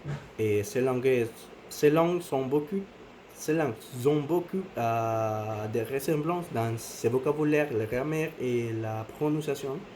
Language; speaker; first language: French; non-native, learner; Spanish